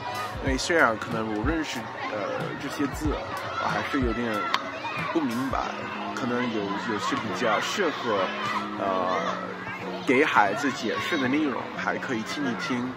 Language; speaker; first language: Chinese; non-native, fluent; English